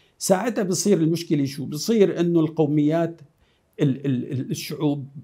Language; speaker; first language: Arabic; native; Arabic